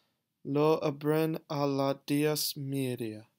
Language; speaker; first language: Spanish; non-native, learner; English